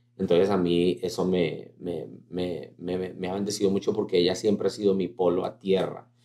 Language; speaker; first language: Spanish; native; Spanish